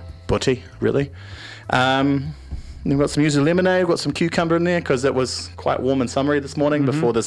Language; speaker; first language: English; native; English